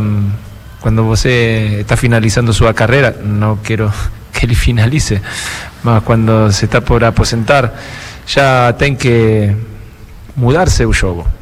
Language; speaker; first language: Portuguese; non-native, fluent; Spanish